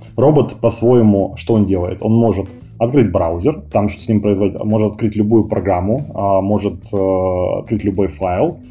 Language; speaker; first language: Russian; native; Russian